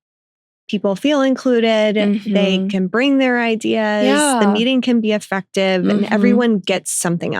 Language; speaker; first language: English; native; English